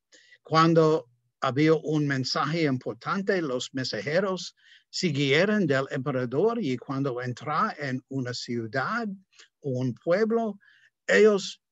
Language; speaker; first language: Spanish; non-native, fluent; English